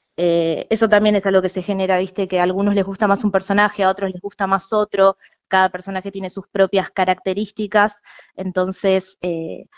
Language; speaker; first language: Spanish; native; Spanish